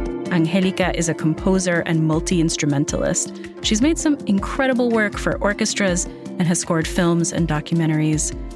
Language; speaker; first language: English; early bilingual, other home language; Spanish